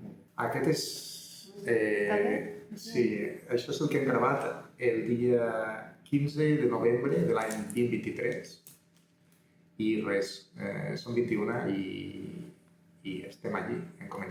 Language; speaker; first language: Catalan; native; Catalan